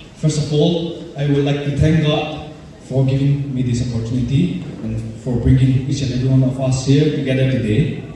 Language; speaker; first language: English; non-native, local second language; Nepali